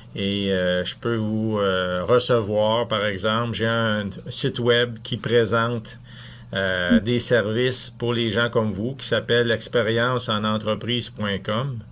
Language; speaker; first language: French; native; French